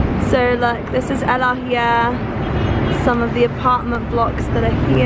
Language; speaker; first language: English; early bilingual, other home language; Persian